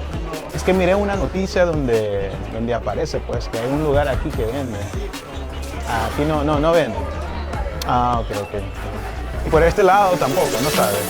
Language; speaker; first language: Spanish; non-native, fluent; English